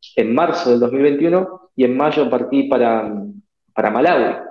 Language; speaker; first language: Spanish; native; Spanish